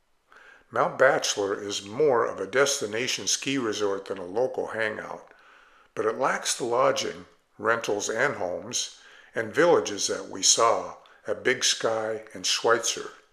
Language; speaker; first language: English; native; English